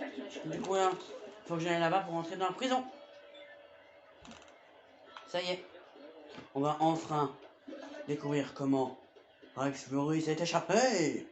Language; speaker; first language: French; native; French